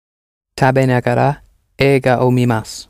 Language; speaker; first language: Japanese; non-native, learner; English